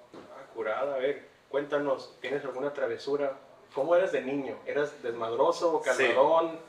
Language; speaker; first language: Spanish; early bilingual, heritage; Spanish